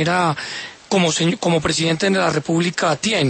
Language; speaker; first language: Spanish; native; Spanish